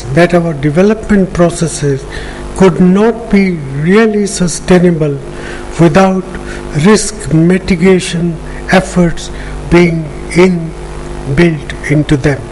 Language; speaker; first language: English; non-native, local second language; Punjabi